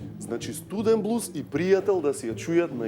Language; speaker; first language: Macedonian; native; Macedonian